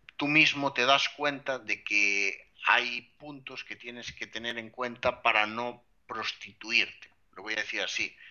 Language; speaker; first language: Spanish; native; Spanish